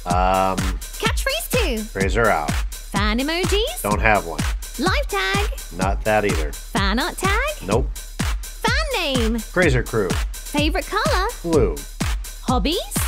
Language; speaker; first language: English; native; English